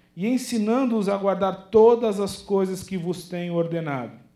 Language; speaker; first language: Portuguese; native; Portuguese